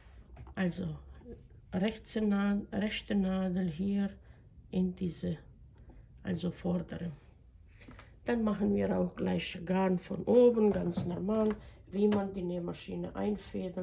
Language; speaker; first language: German; non-native, fluent; Croatian